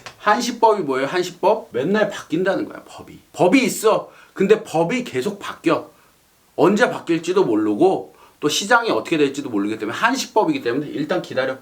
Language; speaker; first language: Korean; native; Korean